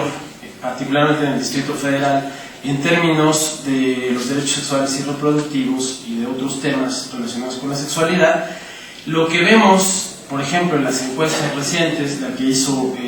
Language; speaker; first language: Spanish; native; Spanish